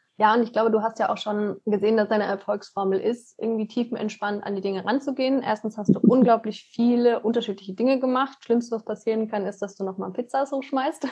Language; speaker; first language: German; native; German